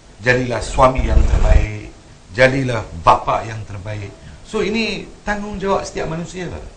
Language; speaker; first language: Malay; non-native, local second language; Tamil